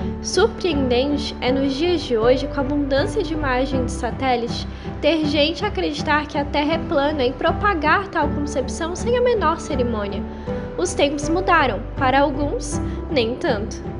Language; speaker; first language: Portuguese; native; Portuguese